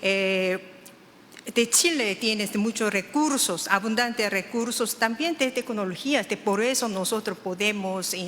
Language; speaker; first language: Spanish; non-native, fluent; Korean